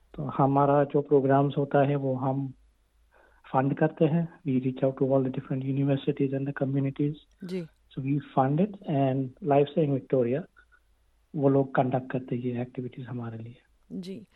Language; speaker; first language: Hindi; non-native, local second language; Gujarati